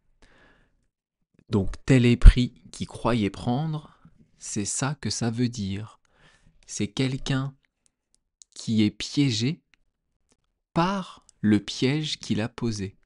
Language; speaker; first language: French; native; French